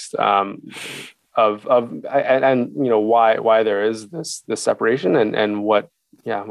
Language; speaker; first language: English; native; English